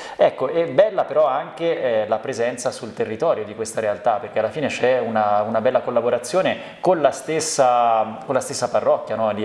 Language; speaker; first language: Italian; native; Italian